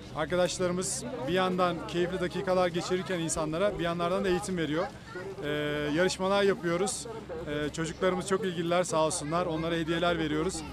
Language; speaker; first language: Turkish; native; Turkish